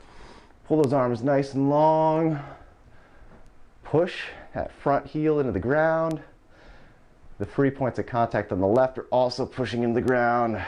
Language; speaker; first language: English; native; English